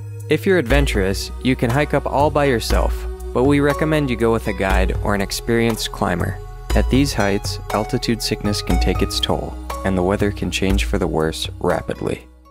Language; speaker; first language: English; native; English